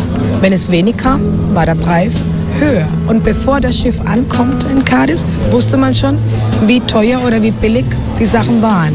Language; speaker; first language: German; non-native, fluent; Spanish